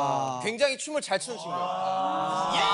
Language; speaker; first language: Korean; native; Korean